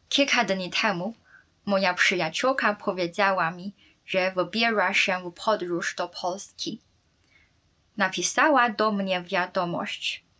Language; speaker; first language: Polish; non-native, fluent; Chinese